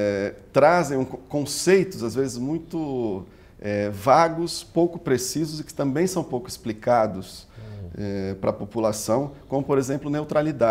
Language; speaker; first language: Portuguese; native; Portuguese